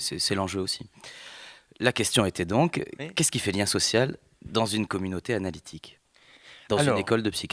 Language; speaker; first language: French; native; French